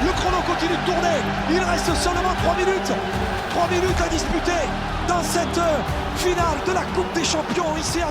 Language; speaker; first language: French; native; French